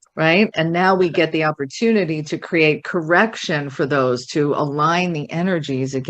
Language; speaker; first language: English; native; English